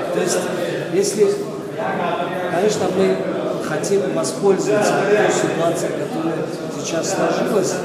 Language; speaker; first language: Russian; non-native, local second language; Tajik